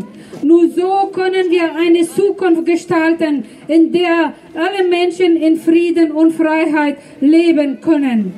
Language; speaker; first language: German; non-native, fluent; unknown